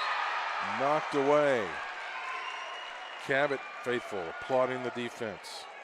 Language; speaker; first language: English; native; English